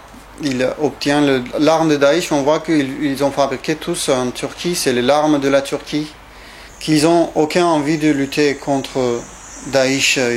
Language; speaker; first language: French; non-native, fluent; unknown